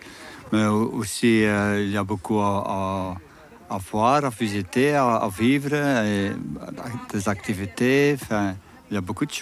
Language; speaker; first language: French; non-native, local second language; Dutch